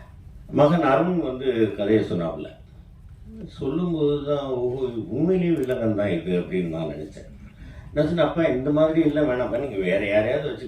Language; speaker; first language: Tamil; native; Tamil